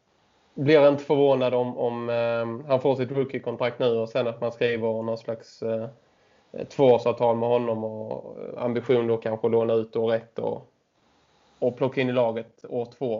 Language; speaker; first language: Swedish; native; Swedish